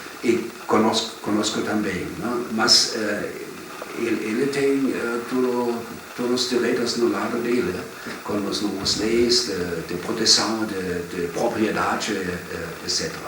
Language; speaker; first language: Portuguese; non-native, fluent; German